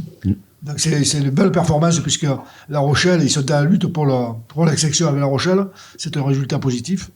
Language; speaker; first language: French; native; French